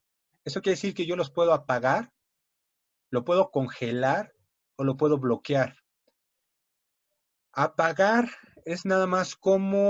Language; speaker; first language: Spanish; native; Spanish